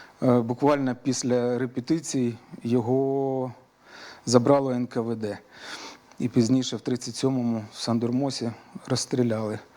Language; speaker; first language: Ukrainian; native; Ukrainian